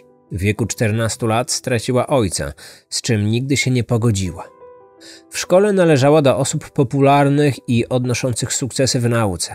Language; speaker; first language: Polish; native; Polish